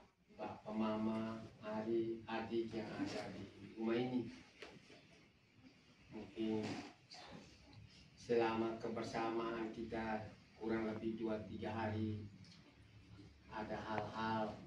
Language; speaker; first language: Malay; non-native, local second language; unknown